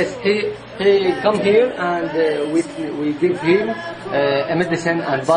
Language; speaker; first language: English; non-native, learner; Arabic